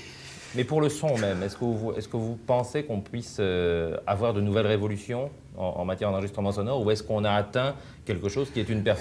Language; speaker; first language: French; native; French